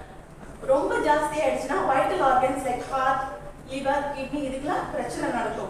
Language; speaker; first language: Tamil; native; Tamil